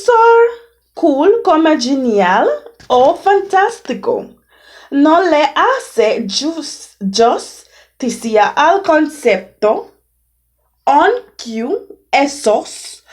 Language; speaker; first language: Spanish; non-native, learner; English